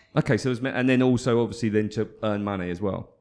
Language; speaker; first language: English; native; English